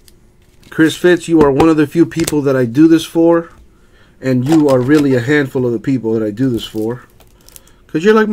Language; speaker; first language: English; native; English